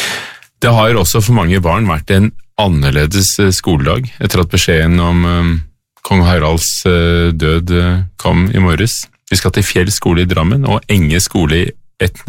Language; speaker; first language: Norwegian; native; Norwegian